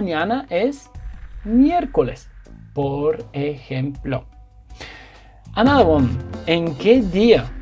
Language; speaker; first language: Spanish; non-native, fluent; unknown